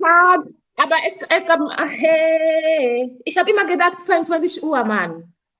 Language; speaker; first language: German; non-native, learner; Swahili